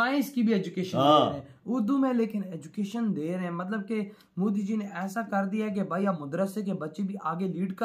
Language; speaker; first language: Urdu; non-native, local second language; Punjabi